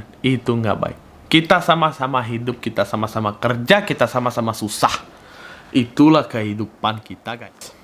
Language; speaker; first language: Indonesian; non-native, fluent; Russian